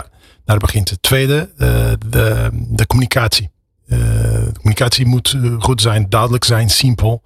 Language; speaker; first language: Dutch; non-native, fluent; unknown